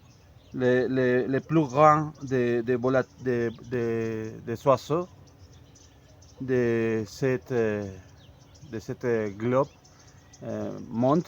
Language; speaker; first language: French; non-native, fluent; Spanish